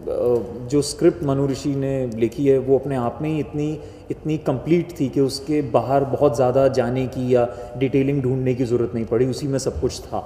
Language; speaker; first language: Hindi; native; Hindi